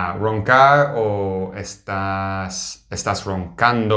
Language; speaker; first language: Spanish; non-native, fluent; English